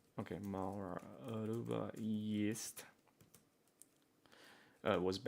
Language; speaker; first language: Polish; non-native, learner; English